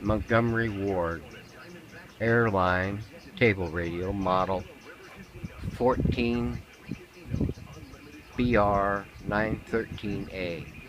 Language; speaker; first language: English; native; English